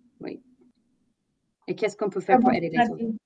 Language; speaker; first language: French; non-native, fluent; English